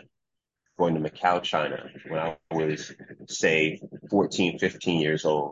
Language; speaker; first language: English; native; English